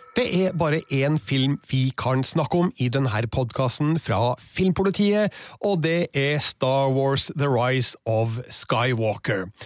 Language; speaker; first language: Norwegian; native; Norwegian